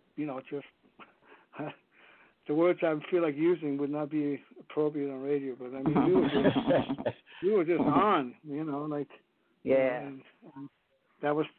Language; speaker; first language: English; non-native, fluent; Danish